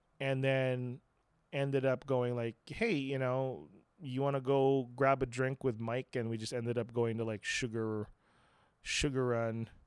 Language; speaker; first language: English; non-native, local second language; Filipino